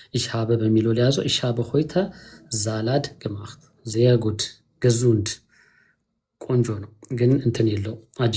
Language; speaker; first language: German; non-native, fluent; Amharic